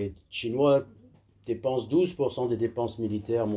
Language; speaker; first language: French; native; French